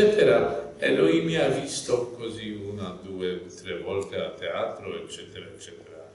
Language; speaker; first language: Italian; non-native, fluent; Polish